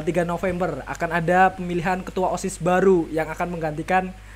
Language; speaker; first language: Indonesian; native; Indonesian